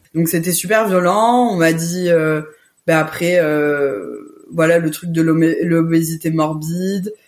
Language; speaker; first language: French; early bilingual, other home language; Portuguese